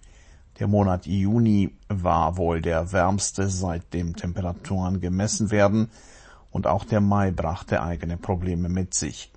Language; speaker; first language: German; native; German